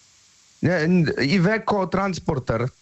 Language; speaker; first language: German; non-native, learner; Polish